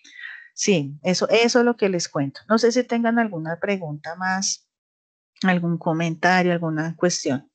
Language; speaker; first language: Spanish; native; Spanish